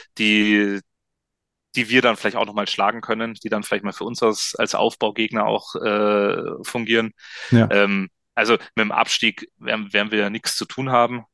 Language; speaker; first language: German; native; German